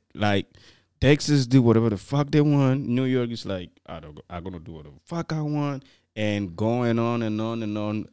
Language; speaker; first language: English; non-native, fluent; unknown